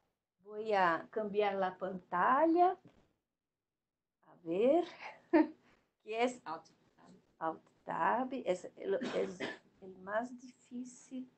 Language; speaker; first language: Spanish; non-native, learner; Portuguese